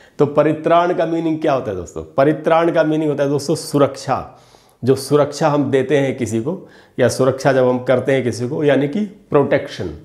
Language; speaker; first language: Hindi; native; Hindi